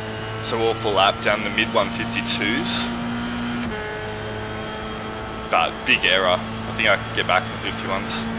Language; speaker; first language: English; native; English